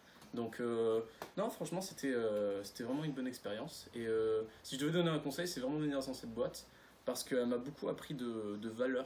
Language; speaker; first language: French; native; French